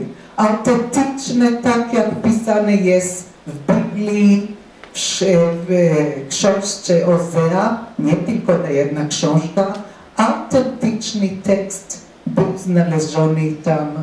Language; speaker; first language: Polish; non-native, fluent; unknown